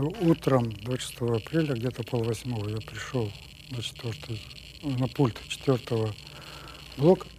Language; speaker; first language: Russian; native; Russian